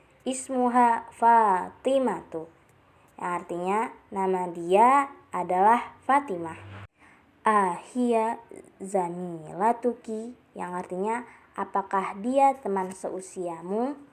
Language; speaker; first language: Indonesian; native; Indonesian